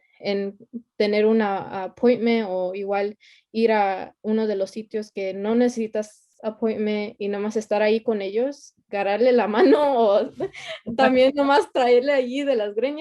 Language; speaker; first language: Spanish; early bilingual, heritage; Spanish